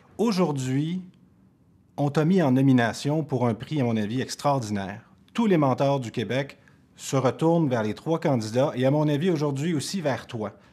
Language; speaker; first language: French; native; French